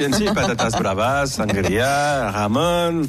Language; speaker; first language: French; native; French